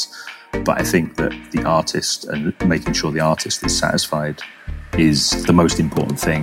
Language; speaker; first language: English; native; English